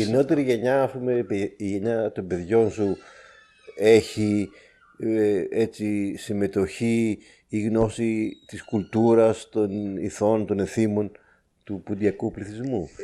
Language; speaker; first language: Greek; native; Greek